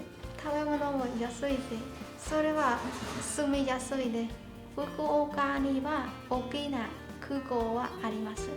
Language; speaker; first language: Japanese; non-native, learner; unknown